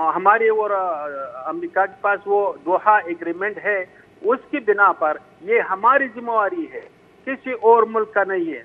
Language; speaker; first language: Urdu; non-native, fluent; Pashto